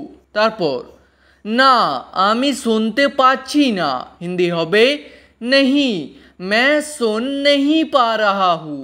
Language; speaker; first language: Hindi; non-native, local second language; Bangla